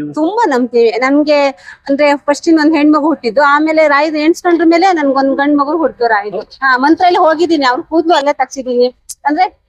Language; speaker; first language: Kannada; native; Kannada